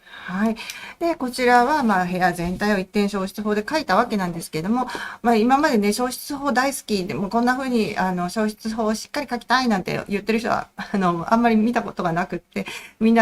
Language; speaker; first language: Japanese; native; Japanese